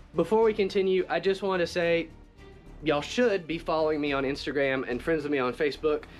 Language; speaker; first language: English; native; English